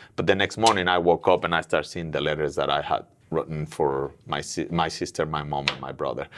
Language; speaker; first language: English; non-native, fluent; Spanish